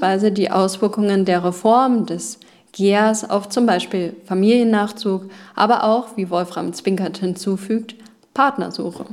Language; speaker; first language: German; native; German